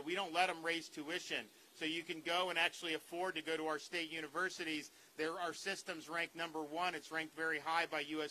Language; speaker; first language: English; native; English